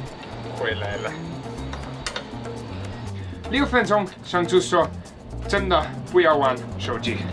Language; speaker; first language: Chinese; non-native, learner; German